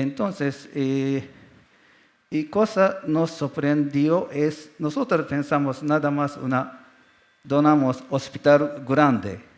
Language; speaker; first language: Spanish; non-native, learner; Japanese